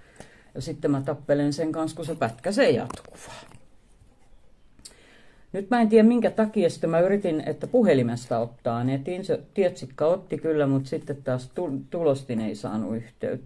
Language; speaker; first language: Finnish; native; Finnish